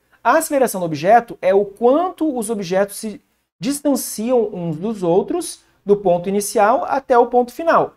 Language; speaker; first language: Portuguese; native; Portuguese